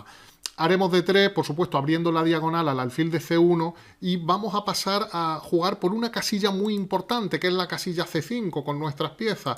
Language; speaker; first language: Spanish; native; Spanish